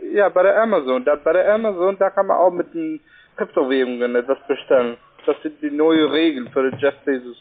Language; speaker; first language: German; non-native, learner; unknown